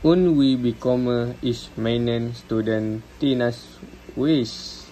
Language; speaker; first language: German; non-native, learner; Malay